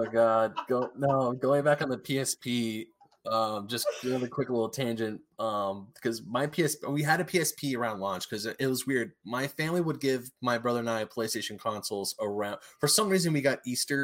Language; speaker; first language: English; native; English